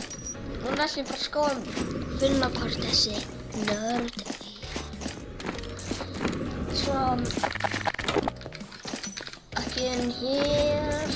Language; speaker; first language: Icelandic; non-native, learner; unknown